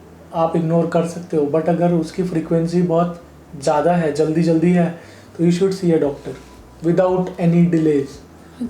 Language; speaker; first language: Hindi; native; Hindi